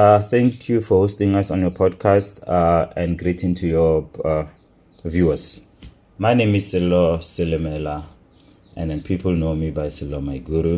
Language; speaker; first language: English; non-native, local second language; Tswana